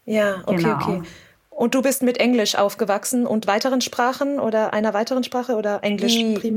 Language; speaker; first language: German; native; German